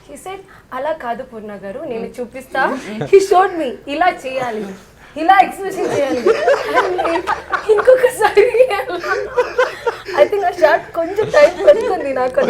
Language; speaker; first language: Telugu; non-native, learner; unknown